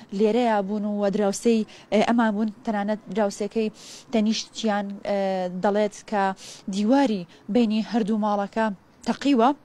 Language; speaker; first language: Central Kurdish; native; Central Kurdish